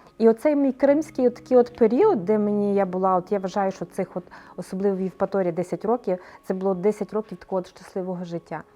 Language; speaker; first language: Ukrainian; native; Ukrainian